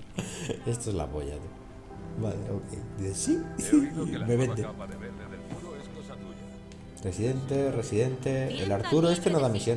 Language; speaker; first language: Spanish; native; Spanish